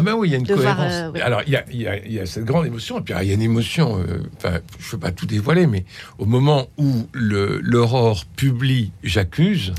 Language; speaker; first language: French; native; French